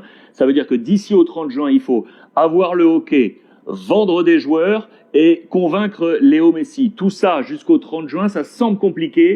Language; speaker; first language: French; native; French